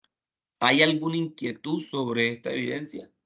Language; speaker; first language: Spanish; native; Spanish